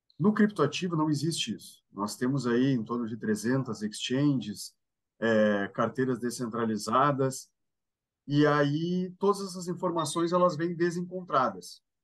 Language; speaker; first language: Portuguese; native; Portuguese